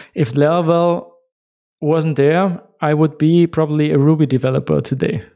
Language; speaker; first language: English; non-native, fluent; German